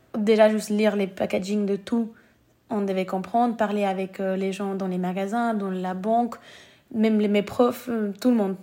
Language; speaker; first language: French; early bilingual, other home language; Spanish